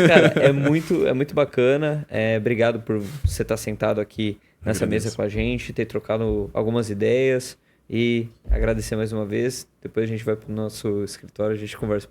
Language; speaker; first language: Portuguese; native; Portuguese